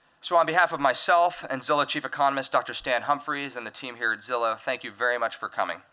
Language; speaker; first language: English; native; English